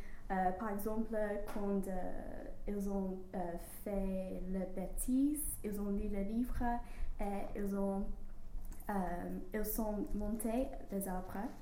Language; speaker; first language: French; non-native, learner; English